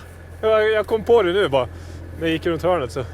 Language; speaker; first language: Swedish; native; Swedish